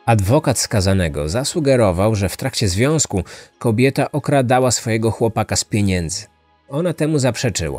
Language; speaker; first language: Polish; native; Polish